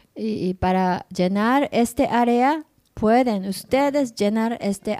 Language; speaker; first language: Spanish; non-native, learner; Japanese